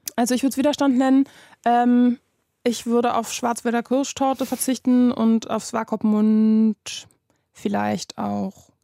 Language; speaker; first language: German; native; German